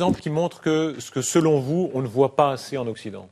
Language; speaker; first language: French; native; French